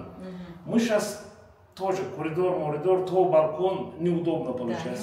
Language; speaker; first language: Russian; non-native, learner; Turkish